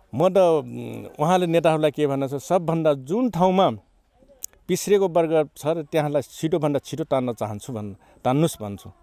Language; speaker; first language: Nepali; non-native, local second language; Rana Tharu